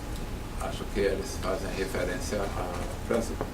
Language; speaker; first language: Portuguese; non-native, fluent; German